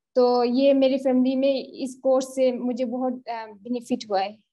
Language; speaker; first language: Hindi; native; Hindi